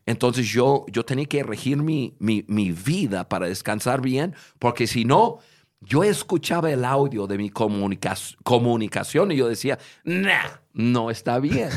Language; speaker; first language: Spanish; non-native, fluent; English